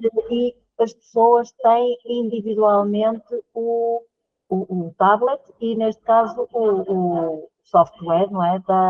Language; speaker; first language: Portuguese; native; Portuguese